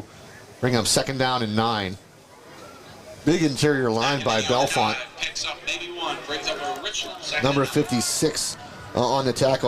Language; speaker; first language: English; native; English